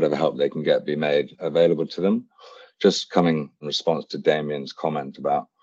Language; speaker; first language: English; native; English